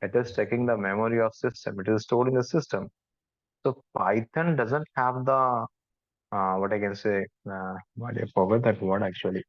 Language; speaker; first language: English; non-native, local second language; Hindi